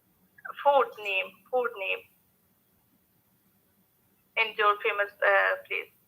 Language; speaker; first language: English; non-native, learner; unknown